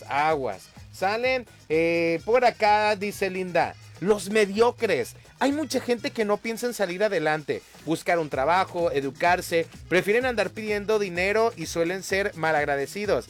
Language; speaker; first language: Spanish; native; Spanish